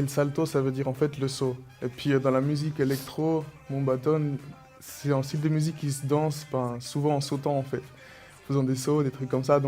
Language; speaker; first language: French; early bilingual, other home language; Spanish